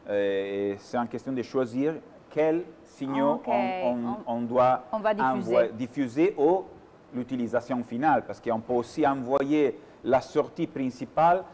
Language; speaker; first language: French; non-native, fluent; Italian